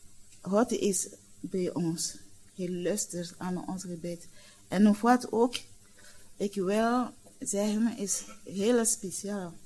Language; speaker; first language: Dutch; non-native, learner; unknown